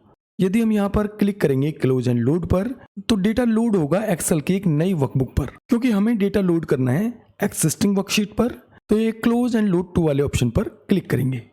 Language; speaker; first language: Hindi; native; Hindi